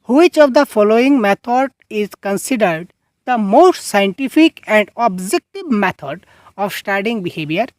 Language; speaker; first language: English; non-native, local second language; Bangla